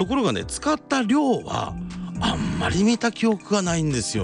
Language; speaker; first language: Japanese; native; Japanese